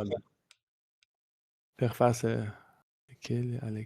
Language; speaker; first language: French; non-native, learner; Russian